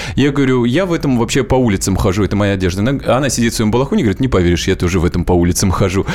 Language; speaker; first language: Russian; native; Russian